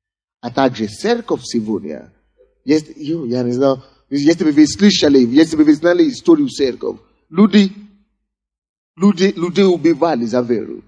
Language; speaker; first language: Russian; non-native, fluent; Yoruba